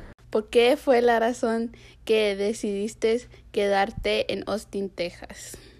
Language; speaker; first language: Spanish; early bilingual, heritage; Spanish